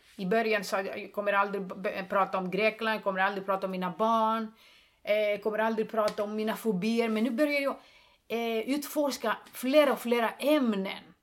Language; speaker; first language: Swedish; non-native, fluent; Greek